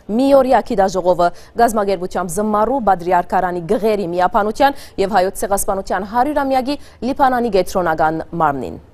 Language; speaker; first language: Armenian; early bilingual, heritage; Armenian